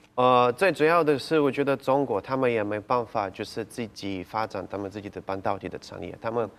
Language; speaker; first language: Chinese; non-native, fluent; Ukrainian